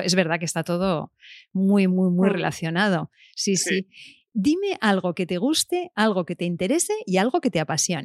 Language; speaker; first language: Spanish; native; Spanish